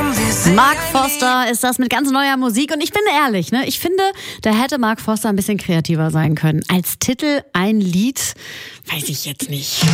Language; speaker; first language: German; native; German